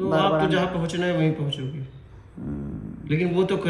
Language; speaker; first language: Hindi; native; Hindi